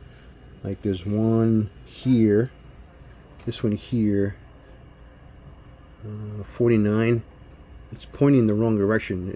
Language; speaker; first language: English; native; English